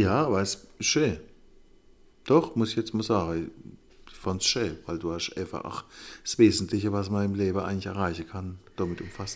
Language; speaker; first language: German; native; German